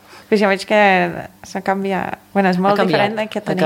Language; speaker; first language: Catalan; non-native, fluent; English